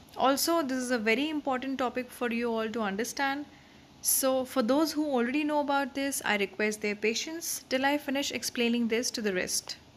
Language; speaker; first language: English; non-native, local second language; Hindi